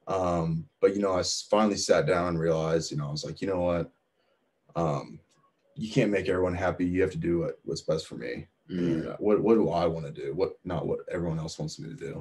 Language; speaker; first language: English; native; English